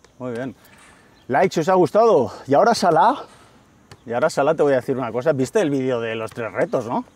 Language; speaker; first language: Spanish; native; Spanish